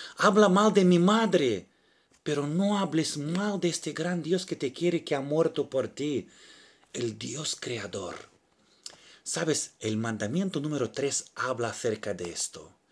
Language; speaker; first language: Spanish; non-native, fluent; Romanian